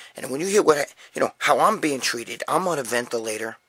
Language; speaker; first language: English; native; English